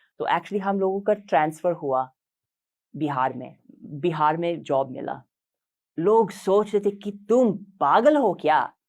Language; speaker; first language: Hindi; non-native, fluent; English